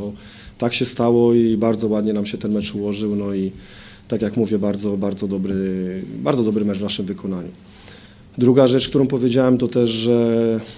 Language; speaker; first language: Polish; native; Polish